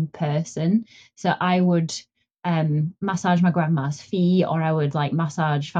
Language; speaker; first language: English; native; English